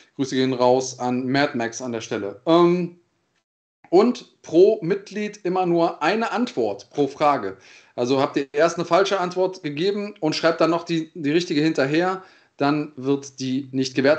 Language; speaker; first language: German; native; German